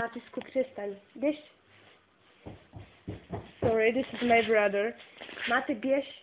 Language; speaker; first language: English; non-native, learner; Czech